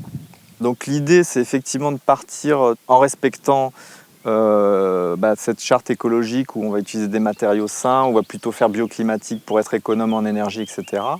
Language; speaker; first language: French; native; French